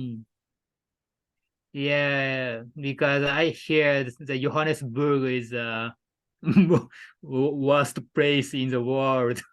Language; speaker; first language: English; non-native, learner; Japanese